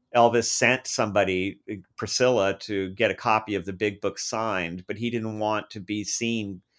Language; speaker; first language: English; native; English